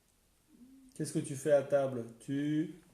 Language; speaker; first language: French; native; French